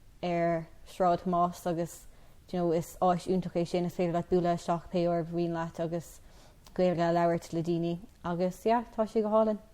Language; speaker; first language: Irish; non-native, local second language; English